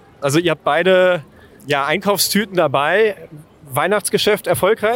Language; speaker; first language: German; native; German